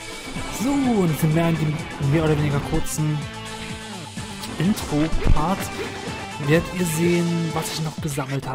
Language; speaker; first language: German; native; German